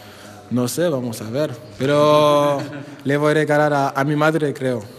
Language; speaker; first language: Spanish; non-native, fluent; French